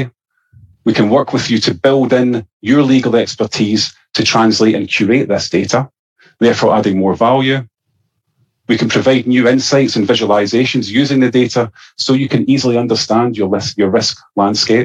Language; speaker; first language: English; native; English